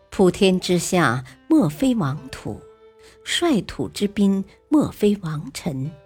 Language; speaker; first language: Chinese; native; Chinese